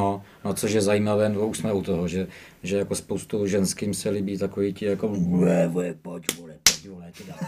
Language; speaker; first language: Czech; native; Czech